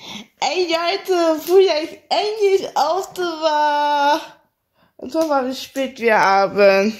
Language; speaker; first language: German; early bilingual, other home language; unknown